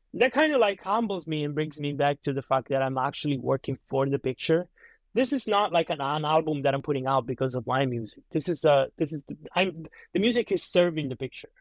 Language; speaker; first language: English; non-native, fluent; Italian